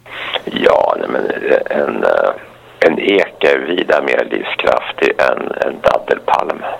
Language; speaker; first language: Swedish; native; Swedish